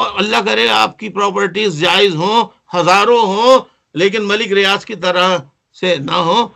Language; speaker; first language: Urdu; native; Urdu